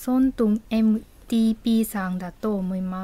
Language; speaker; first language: Japanese; non-native, fluent; Vietnamese